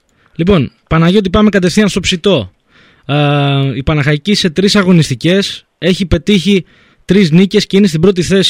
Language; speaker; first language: Greek; native; Greek